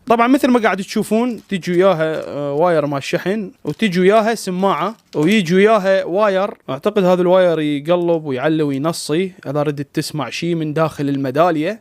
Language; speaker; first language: Arabic; native; Arabic